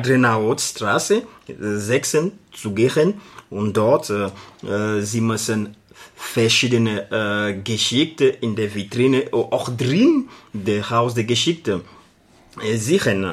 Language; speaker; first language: German; non-native, learner; Arabic